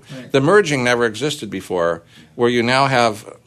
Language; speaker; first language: English; native; English